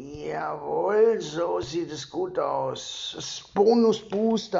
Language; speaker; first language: German; native; German